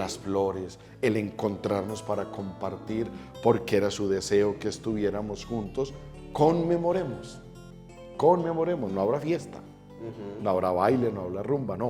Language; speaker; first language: Spanish; native; Spanish